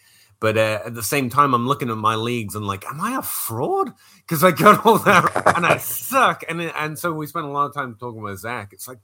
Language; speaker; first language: English; native; English